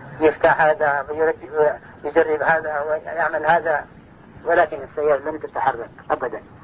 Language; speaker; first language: Arabic; non-native, fluent; Urdu